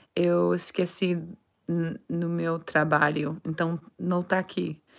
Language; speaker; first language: Portuguese; non-native, learner; English